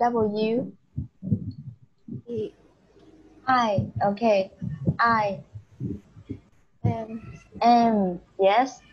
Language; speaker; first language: English; non-native, learner; Vietnamese